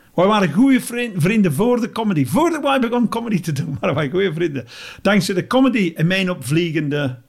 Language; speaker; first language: Dutch; non-native, fluent; English